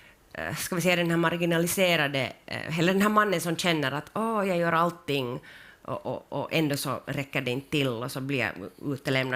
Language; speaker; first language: Swedish; native; Swedish